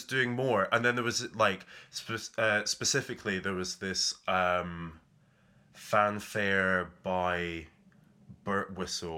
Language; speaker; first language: English; native; English